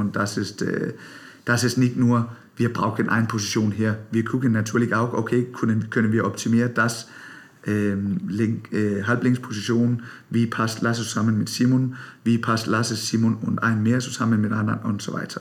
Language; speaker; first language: German; non-native, learner; Danish